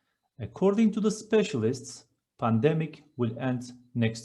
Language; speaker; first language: English; non-native, fluent; Turkish